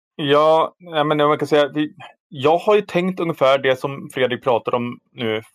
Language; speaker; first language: Swedish; native; Swedish